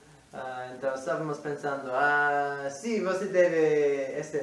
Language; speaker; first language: Portuguese; non-native, fluent; English